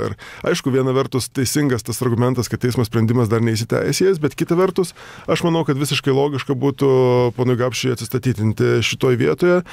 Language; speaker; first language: Lithuanian; native; Lithuanian